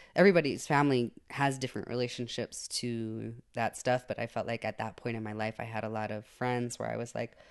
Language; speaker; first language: English; native; English